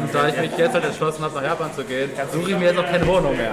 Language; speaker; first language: German; native; German